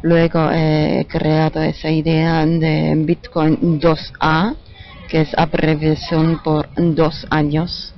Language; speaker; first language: Spanish; non-native, fluent; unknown